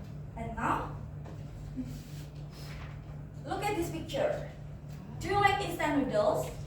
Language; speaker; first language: English; non-native, learner; Indonesian